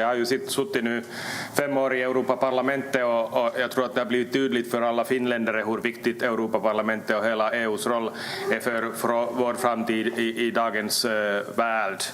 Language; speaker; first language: Swedish; native; Swedish